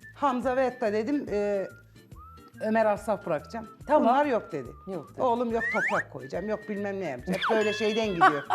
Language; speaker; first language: Turkish; native; Turkish